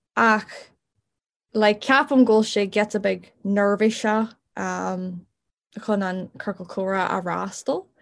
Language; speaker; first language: Irish; non-native, local second language; English